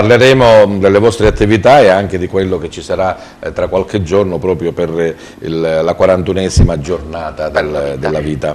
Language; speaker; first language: Italian; native; Italian